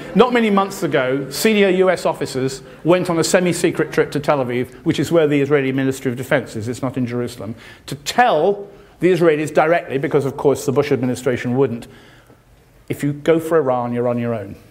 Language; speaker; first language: English; native; English